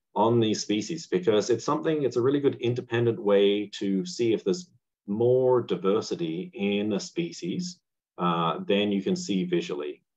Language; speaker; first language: English; native; English